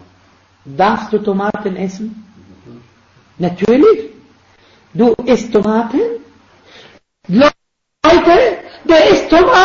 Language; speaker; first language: German; non-native, fluent; Arabic